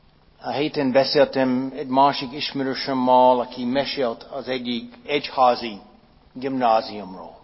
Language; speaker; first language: Hungarian; non-native, fluent; English